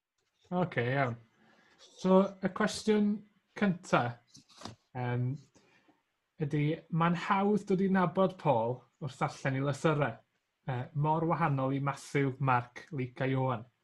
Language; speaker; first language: Welsh; native; Welsh